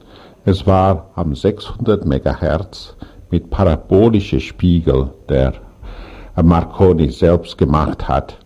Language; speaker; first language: German; non-native, learner; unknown